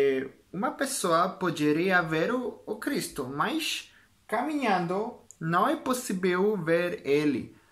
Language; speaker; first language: Portuguese; non-native, learner; French